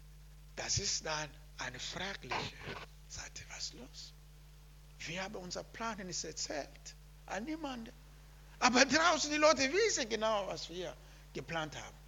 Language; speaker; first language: German; non-native, learner; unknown